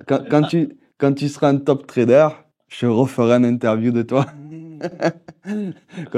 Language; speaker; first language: French; native; French